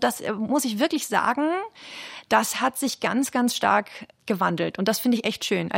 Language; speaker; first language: German; native; German